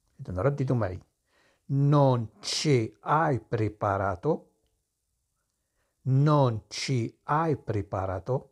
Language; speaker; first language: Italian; non-native, fluent; Arabic